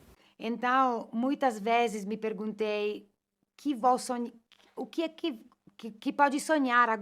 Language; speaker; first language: Portuguese; non-native, fluent; Italian